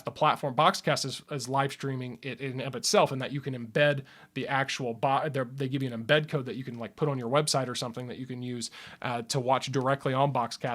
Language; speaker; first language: English; native; English